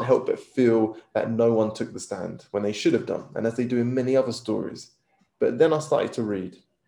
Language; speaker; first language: English; native; English